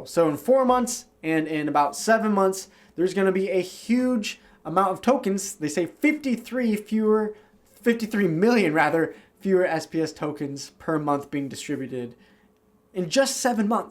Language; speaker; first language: English; native; English